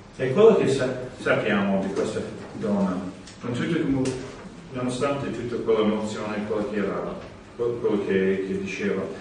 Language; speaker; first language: Italian; non-native, fluent; English